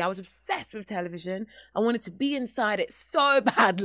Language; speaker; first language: English; native; English